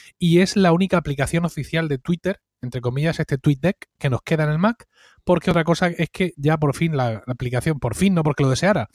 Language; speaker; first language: Spanish; native; Spanish